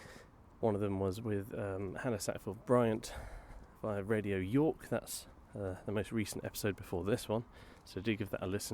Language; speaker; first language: English; native; English